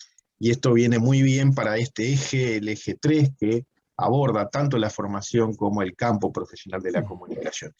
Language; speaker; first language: Spanish; native; Spanish